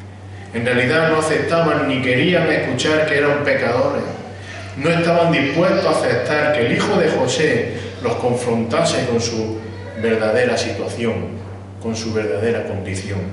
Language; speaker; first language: Spanish; native; Spanish